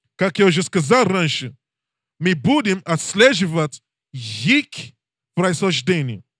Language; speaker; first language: Russian; non-native, learner; English